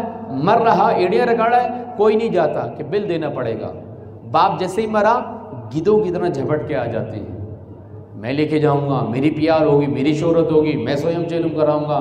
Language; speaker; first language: Urdu; native; Urdu